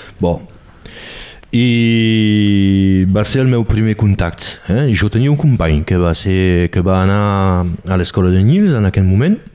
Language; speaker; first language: Catalan; non-native, local second language; French